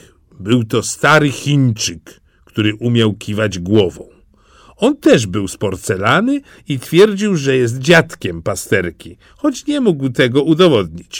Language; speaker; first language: Polish; native; Polish